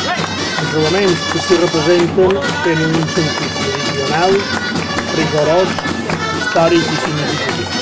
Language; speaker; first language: Catalan; native; Catalan